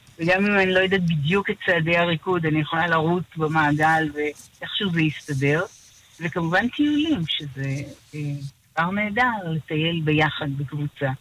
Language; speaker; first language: Hebrew; native; Hebrew